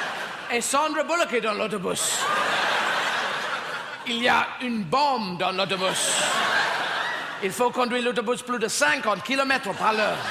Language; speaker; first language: French; non-native, learner; English